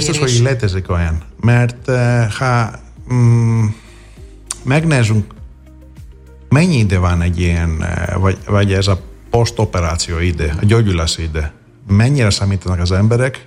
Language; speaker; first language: Hungarian; non-native, fluent; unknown